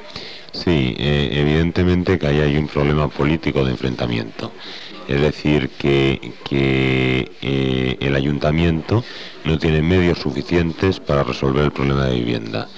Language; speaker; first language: Spanish; native; Spanish